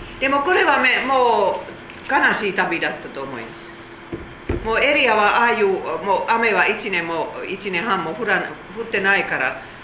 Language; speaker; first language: Japanese; non-native, fluent; Korean